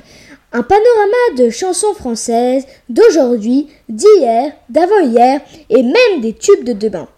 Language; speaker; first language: French; native; French